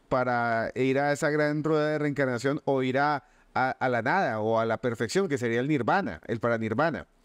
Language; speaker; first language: Spanish; native; Spanish